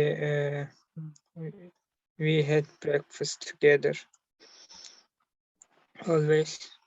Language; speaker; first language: English; non-native, learner; Turkish